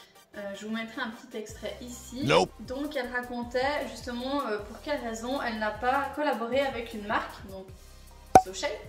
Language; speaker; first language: French; native; French